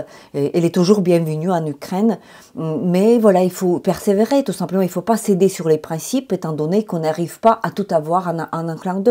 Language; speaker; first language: French; non-native, fluent; Ukrainian